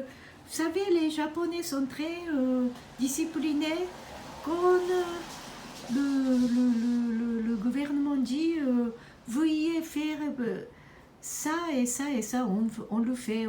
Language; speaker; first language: French; non-native, fluent; Japanese